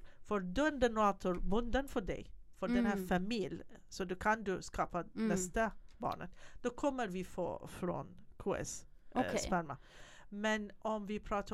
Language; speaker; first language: Swedish; non-native, fluent; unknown